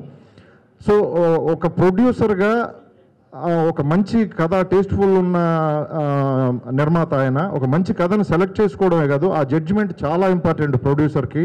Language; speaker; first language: Telugu; native; Telugu